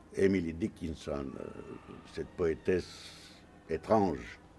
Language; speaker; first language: French; non-native, fluent; Romanian